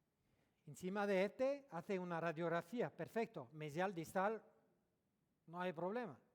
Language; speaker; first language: Spanish; non-native, learner; French